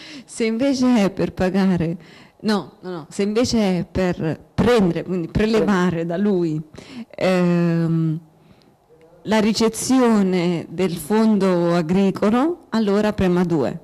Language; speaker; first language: Italian; native; Italian